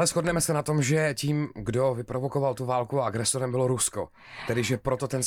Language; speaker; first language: Czech; native; Czech